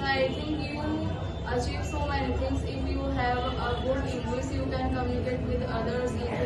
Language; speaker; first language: English; non-native, learner; Hindi